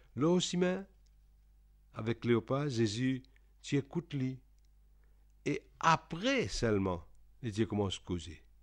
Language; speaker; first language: French; non-native, local second language; Réunion Creole French